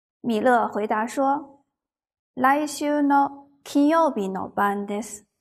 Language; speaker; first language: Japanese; non-native, fluent; Chinese